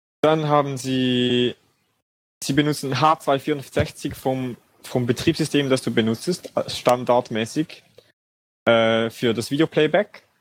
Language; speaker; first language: German; native; German